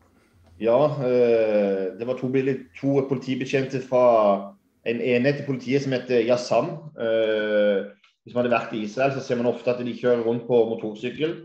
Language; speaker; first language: Norwegian; native; Norwegian